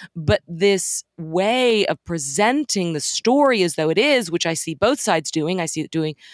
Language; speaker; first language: English; native; English